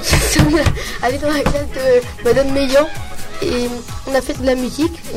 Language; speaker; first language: French; native; French